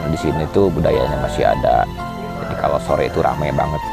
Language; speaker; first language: Indonesian; non-native, local second language; Sundanese